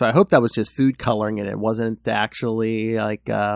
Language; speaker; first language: English; native; English